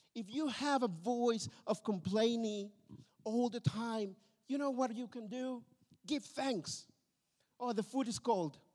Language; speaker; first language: English; non-native, fluent; Spanish